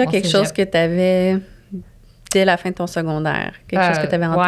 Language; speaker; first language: French; native; French